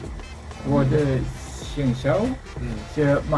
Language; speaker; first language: Chinese; non-native, learner; Malay